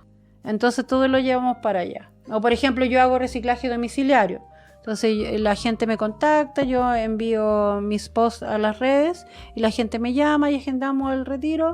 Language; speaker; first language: Spanish; native; Spanish